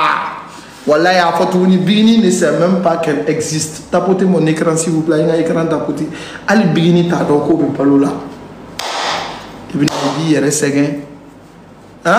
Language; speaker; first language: French; non-native, local second language; Bambara